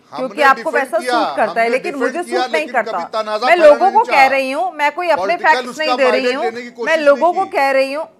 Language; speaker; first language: Hindi; native; Hindi